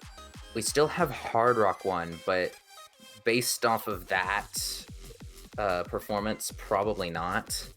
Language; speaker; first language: English; native; English